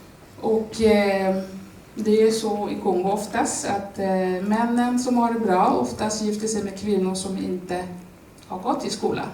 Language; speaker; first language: Swedish; non-native, fluent; Swahili